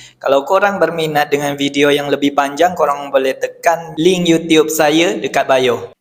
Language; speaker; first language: Malay; native; Malay